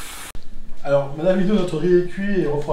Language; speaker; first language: French; native; French